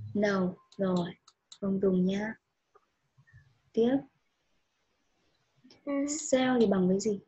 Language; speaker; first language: Vietnamese; native; Vietnamese